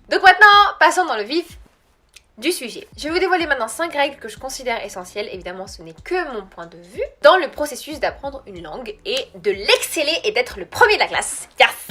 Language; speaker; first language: French; early bilingual, other home language; Arabic